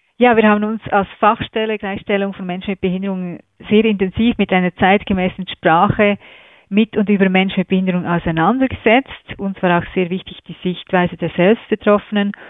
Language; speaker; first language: German; native; German